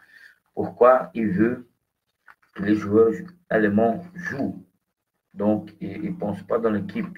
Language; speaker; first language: French; non-native, fluent; Portuguese